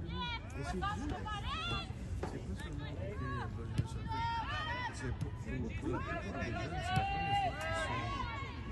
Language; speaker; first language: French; non-native, fluent; English